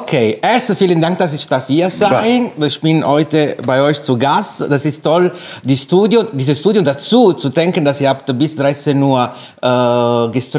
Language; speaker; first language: German; non-native, fluent; Italian